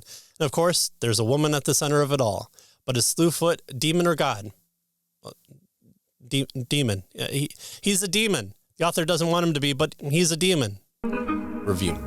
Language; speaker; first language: English; native; English